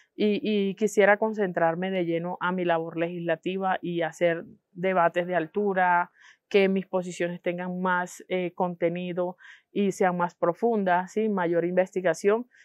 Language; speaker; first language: Spanish; non-native, local second language; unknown